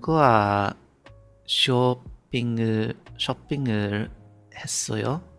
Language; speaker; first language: Korean; non-native, learner; English